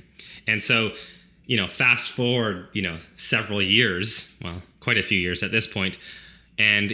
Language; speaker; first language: English; native; English